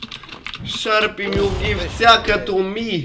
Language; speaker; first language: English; non-native, learner; Romanian